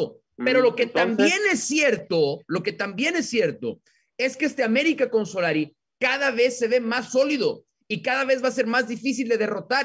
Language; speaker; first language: Spanish; native; Spanish